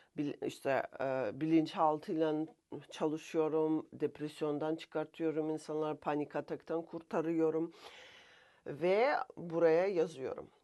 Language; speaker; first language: Turkish; non-native, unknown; Russian